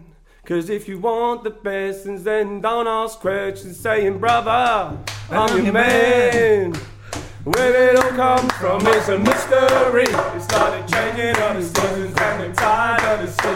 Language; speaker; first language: English; native; English